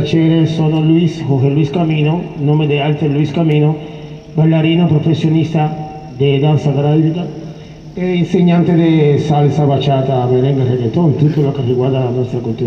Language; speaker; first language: Italian; non-native, fluent; Spanish